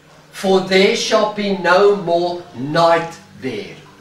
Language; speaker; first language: English; non-native, local second language; Afrikaans